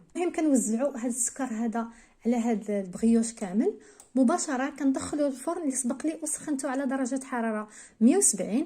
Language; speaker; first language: Arabic; native; Arabic